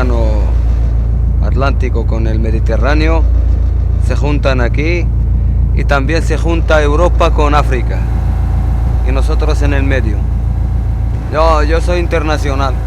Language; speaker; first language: Spanish; non-native, fluent; Arabic